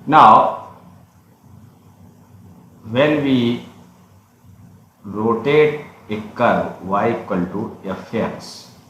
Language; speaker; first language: English; non-native, local second language; Hindi